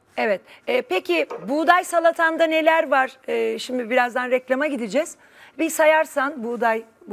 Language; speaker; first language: Turkish; native; Turkish